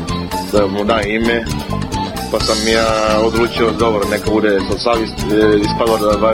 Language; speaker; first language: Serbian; non-native, fluent; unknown